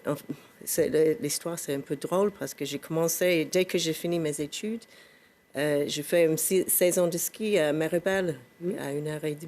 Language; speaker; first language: French; non-native, fluent; English